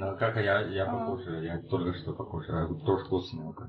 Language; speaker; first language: Russian; non-native, fluent; Chinese